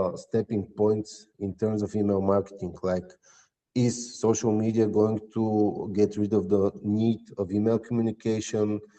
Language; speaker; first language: English; non-native, fluent; Bulgarian